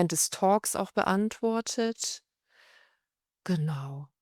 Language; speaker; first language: German; native; German